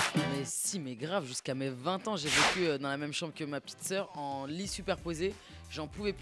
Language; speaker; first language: French; native; French